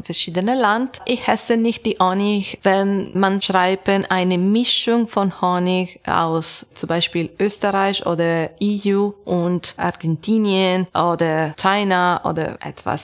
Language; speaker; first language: German; non-native, learner; Italian